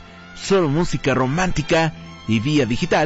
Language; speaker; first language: Spanish; native; Spanish